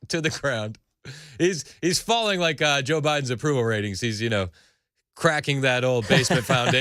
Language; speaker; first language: English; native; English